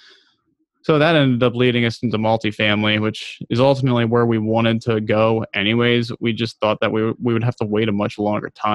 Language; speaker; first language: English; native; English